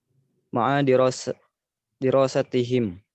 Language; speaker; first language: Arabic; non-native, learner; Indonesian